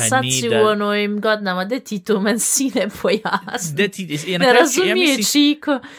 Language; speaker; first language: Bosnian; early bilingual, heritage; Bosnian